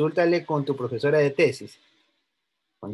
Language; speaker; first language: Spanish; native; Spanish